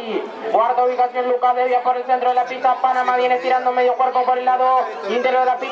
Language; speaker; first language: Spanish; native; Spanish